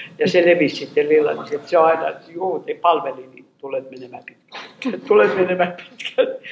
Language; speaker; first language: Finnish; non-native, local second language; Swedish